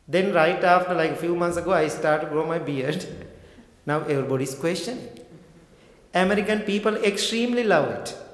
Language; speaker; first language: English; non-native, local second language; Sinhala